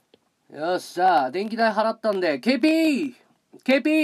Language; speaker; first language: Japanese; native; Japanese